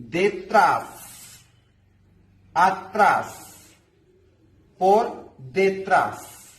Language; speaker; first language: Spanish; non-native, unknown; Hindi